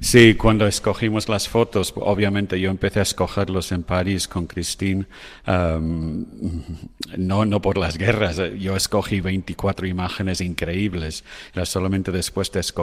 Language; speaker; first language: Spanish; non-native, fluent; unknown